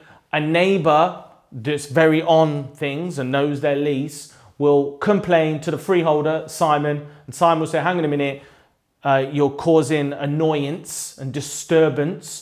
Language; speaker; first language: English; native; English